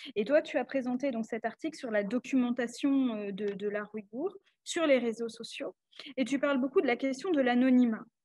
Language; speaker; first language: French; native; French